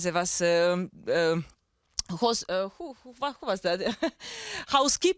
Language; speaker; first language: Dutch; non-native, learner; Ukrainian